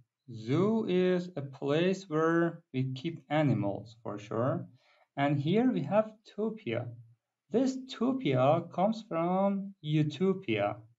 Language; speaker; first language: English; non-native, fluent; Persian